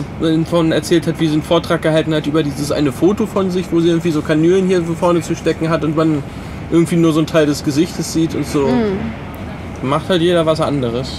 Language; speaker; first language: German; native; German